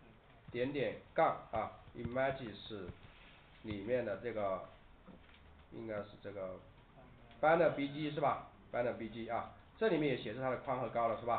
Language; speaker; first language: Chinese; native; Chinese